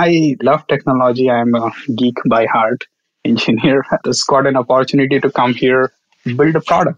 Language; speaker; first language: English; non-native, local second language; Marathi